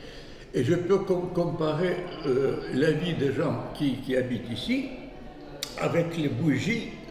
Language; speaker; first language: French; non-native, fluent; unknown